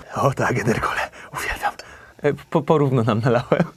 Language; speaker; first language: Polish; native; Polish